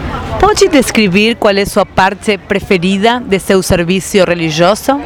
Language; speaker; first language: Portuguese; non-native, fluent; Spanish